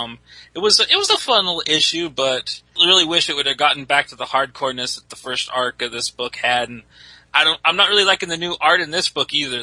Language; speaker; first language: English; native; English